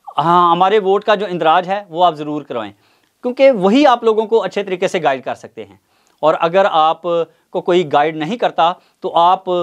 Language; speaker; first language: Urdu; non-native, local second language; Punjabi